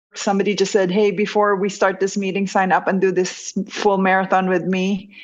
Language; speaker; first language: English; non-native, local second language; Hiligaynon